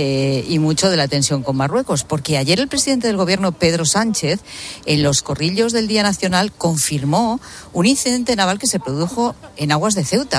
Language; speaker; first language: Spanish; native; Spanish